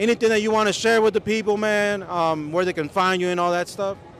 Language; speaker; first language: English; early bilingual, other home language; Spanish